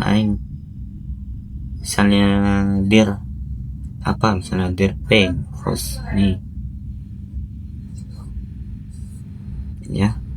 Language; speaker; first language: Indonesian; native; Indonesian